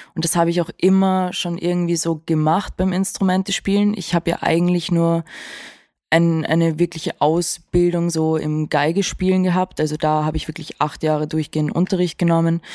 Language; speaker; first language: German; native; German